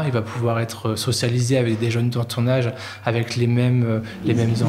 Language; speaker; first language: French; native; French